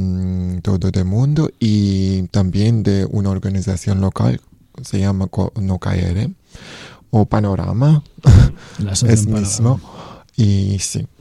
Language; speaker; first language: Spanish; non-native, learner; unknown